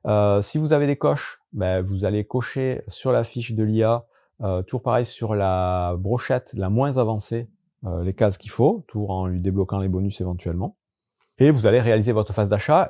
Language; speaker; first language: French; native; French